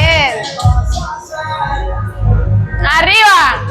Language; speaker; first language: Spanish; native; Spanish